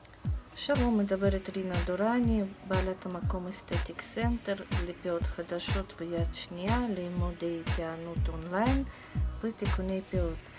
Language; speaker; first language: Hebrew; non-native, fluent; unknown